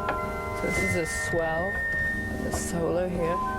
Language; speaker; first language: English; native; English